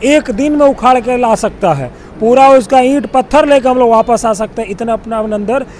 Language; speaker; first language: Hindi; native; Hindi